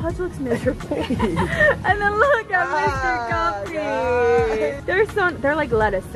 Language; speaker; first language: English; native; English